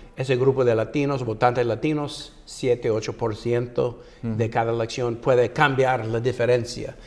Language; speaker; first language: Spanish; non-native, fluent; English